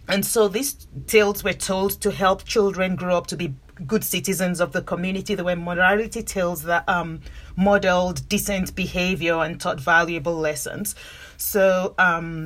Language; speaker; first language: English; non-native, local second language; Yoruba